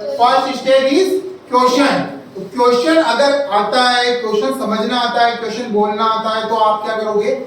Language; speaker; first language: Hindi; native; Hindi